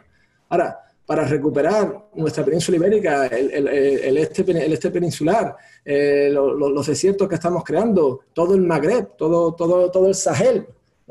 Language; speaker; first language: Spanish; native; Spanish